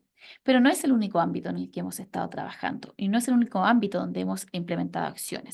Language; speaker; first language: Spanish; native; Spanish